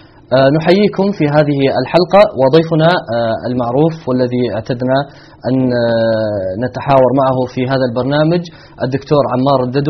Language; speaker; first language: Arabic; native; Arabic